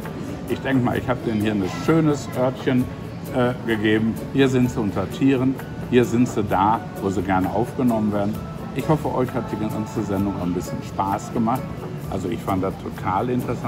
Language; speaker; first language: German; native; German